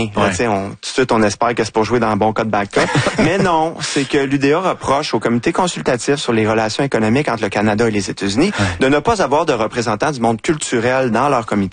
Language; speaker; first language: French; native; French